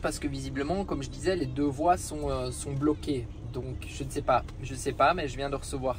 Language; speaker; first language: French; native; French